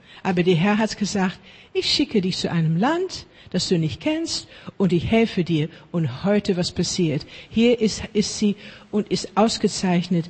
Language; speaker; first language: German; non-native, fluent; Afrikaans